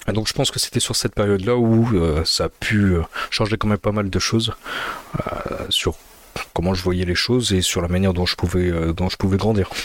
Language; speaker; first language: French; early bilingual, other home language; Amharic